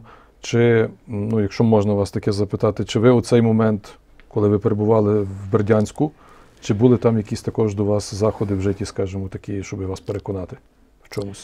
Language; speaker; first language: Ukrainian; native; Ukrainian